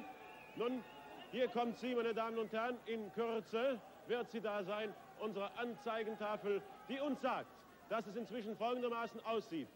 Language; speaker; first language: German; native; German